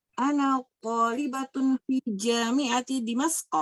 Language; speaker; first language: Arabic; non-native, learner; Indonesian